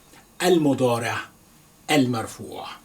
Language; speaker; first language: Arabic; non-native, fluent; Yoruba